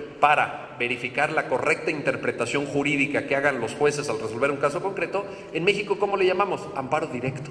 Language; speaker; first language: Spanish; native; Spanish